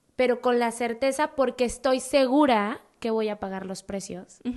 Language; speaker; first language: Spanish; native; Spanish